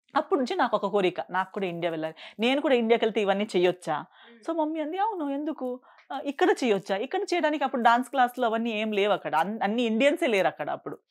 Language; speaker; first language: Telugu; non-native, fluent; Konkani